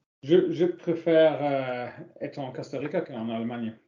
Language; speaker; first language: French; non-native, learner; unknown